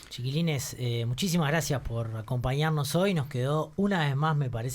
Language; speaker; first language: Spanish; native; Spanish